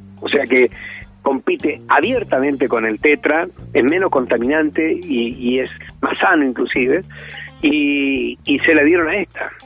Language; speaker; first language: Spanish; native; Spanish